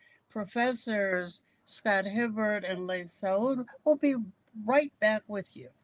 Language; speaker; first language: English; native; English